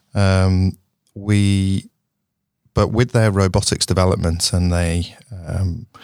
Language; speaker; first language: English; native; English